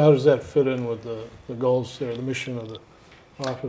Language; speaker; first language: English; native; English